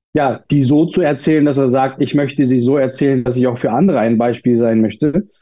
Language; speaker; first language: German; early bilingual, other home language; Turkish